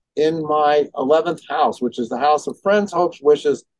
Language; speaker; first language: English; native; English